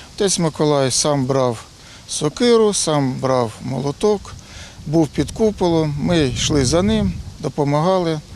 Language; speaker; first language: Ukrainian; native; Ukrainian